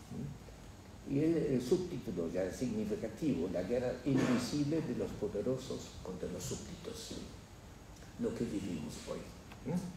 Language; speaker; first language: Spanish; non-native, fluent; German